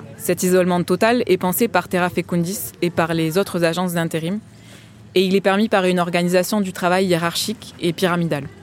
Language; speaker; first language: French; native; French